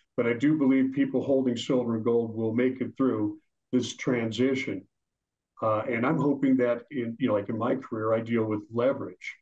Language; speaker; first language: English; native; English